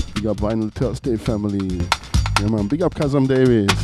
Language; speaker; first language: English; non-native, learner; German